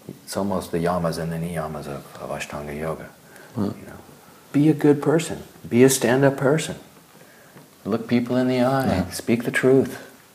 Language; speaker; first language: English; early bilingual, other home language; German